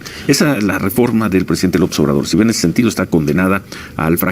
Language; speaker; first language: Spanish; native; Spanish